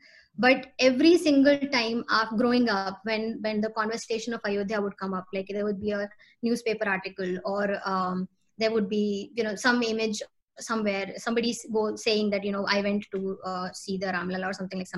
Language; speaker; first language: English; non-native, local second language; Hindi